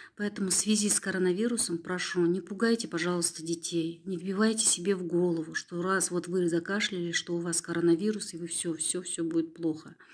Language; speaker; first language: Russian; non-native, local second language; Kazakh